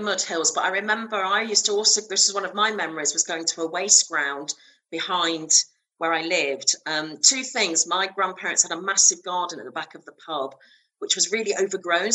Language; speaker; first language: English; native; English